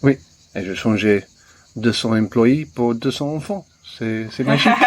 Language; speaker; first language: French; non-native, learner; English